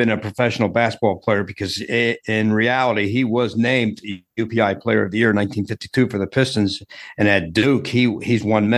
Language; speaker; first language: English; native; English